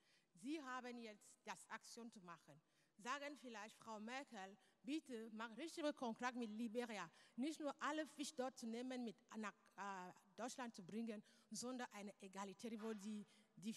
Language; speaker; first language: German; non-native, learner; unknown